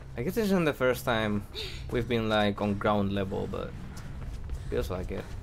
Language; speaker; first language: English; non-native, fluent; Spanish